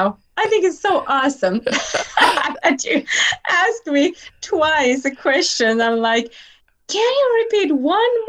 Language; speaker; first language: English; non-native, fluent; Finnish